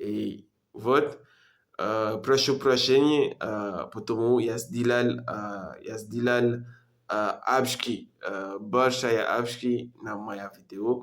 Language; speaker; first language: Russian; non-native, learner; French